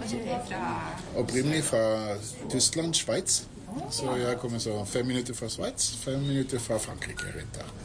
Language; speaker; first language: Norwegian; non-native, fluent; German